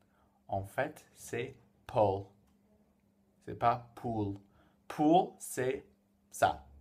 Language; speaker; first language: French; non-native, fluent; English